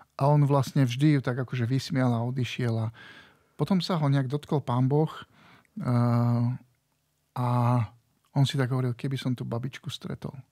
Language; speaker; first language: Slovak; native; Slovak